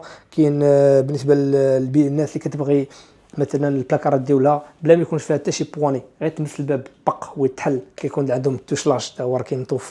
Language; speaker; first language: Arabic; native; Arabic